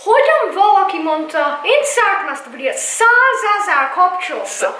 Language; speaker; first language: Hungarian; early bilingual, heritage; Hungarian